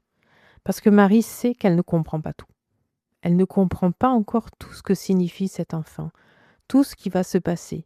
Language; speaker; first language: French; native; French